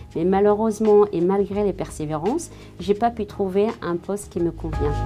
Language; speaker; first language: French; non-native, local second language; Arabic